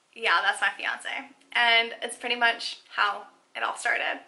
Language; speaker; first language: English; native; English